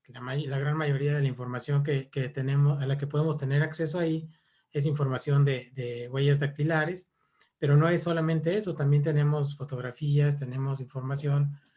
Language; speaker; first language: Spanish; native; Spanish